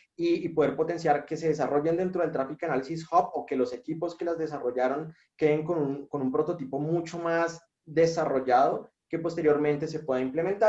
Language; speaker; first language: Spanish; native; Spanish